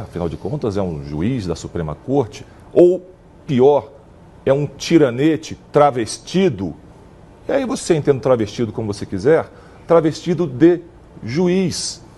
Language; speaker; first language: Portuguese; native; Portuguese